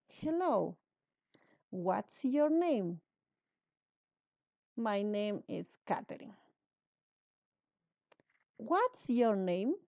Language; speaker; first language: English; non-native, learner; Spanish